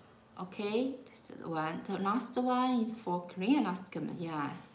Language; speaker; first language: English; non-native, learner; Chinese